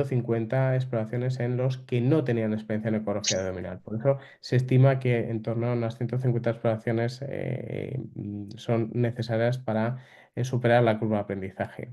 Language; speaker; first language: Spanish; native; Spanish